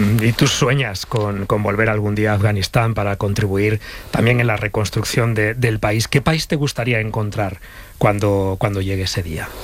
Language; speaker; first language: Spanish; native; Spanish